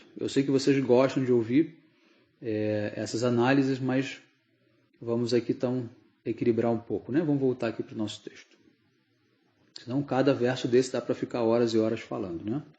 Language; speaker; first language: Portuguese; native; Portuguese